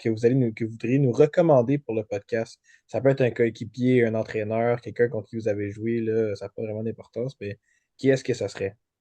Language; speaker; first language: French; native; French